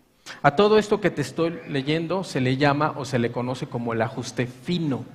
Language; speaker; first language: Spanish; native; Spanish